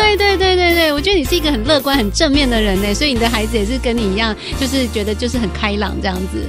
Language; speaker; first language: Chinese; native; Chinese